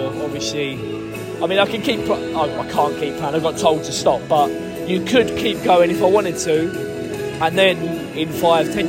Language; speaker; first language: English; native; English